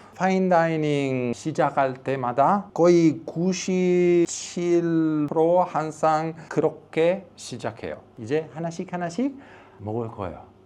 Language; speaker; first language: Korean; non-native, learner; Italian